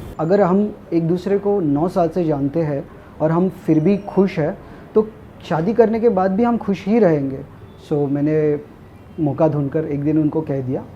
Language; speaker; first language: Hindi; non-native, local second language; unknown